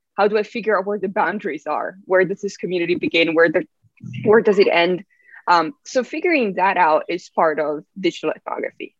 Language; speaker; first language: English; non-native, fluent; Italian